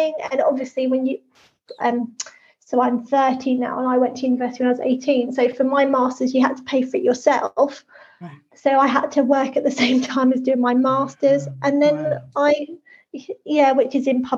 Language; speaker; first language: English; native; English